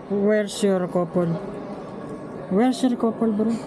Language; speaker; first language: English; non-native, local second language; Filipino